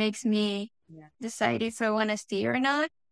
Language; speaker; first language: English; non-native, fluent; Portuguese